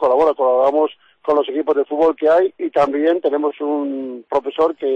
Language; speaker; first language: Spanish; native; Spanish